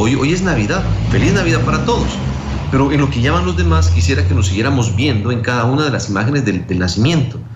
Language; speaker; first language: Spanish; native; Spanish